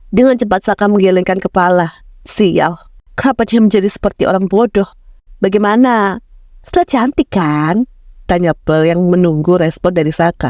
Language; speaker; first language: Indonesian; native; Indonesian